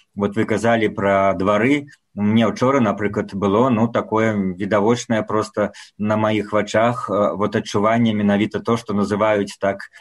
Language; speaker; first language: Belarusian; non-native, local second language; Russian